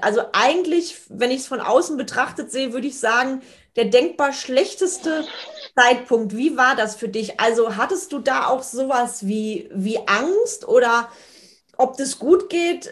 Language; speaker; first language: German; native; German